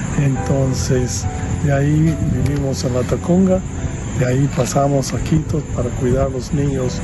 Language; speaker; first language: Spanish; non-native, fluent; English